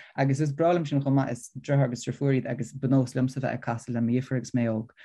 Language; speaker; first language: Irish; non-native, local second language; English